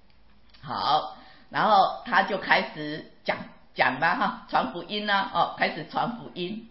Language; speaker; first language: Chinese; native; Chinese